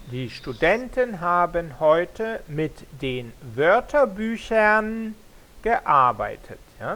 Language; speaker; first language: German; non-native, learner; Spanish